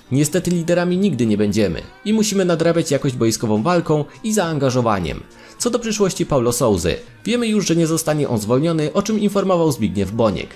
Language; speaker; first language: Polish; native; Polish